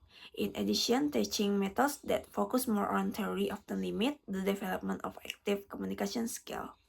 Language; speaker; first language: English; non-native, learner; Indonesian